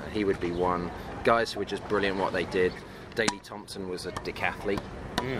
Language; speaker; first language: English; native; English